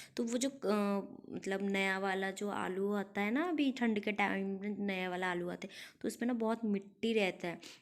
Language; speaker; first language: Hindi; non-native, local second language; Bangla